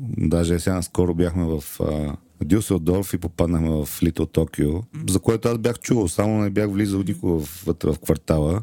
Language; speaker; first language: Bulgarian; native; Bulgarian